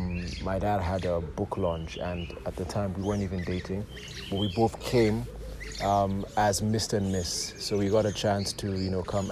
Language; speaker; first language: English; non-native, local second language; Yoruba